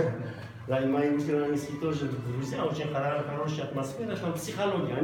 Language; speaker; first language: Russian; non-native, local second language; Armenian